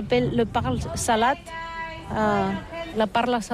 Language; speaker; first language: French; non-native, learner; Catalan